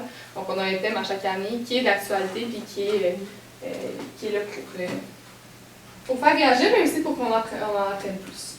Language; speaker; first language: French; native; French